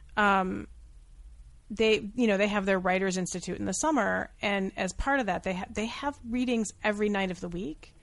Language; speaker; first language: English; native; English